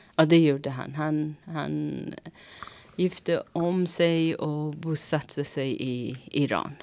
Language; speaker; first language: Swedish; non-native, fluent; Persian